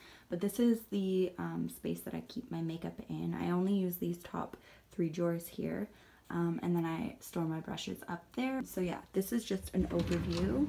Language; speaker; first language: English; native; English